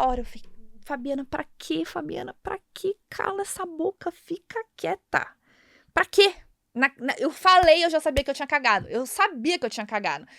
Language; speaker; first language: Portuguese; native; Portuguese